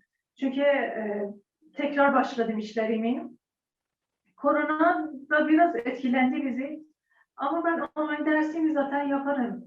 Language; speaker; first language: Turkish; non-native, learner; Persian